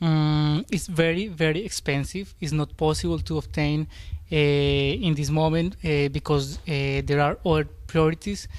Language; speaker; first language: English; non-native, learner; Spanish